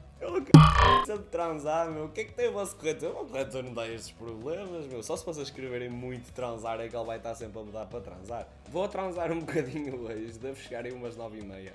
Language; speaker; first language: Portuguese; native; Portuguese